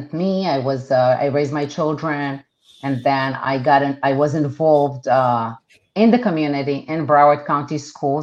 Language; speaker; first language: English; non-native, fluent; Hebrew